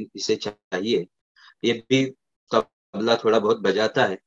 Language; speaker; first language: Hindi; native; Hindi